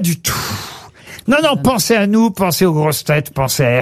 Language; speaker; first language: French; native; French